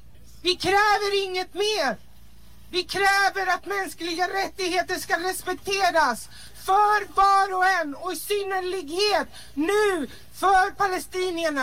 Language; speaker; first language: Swedish; early bilingual, other home language; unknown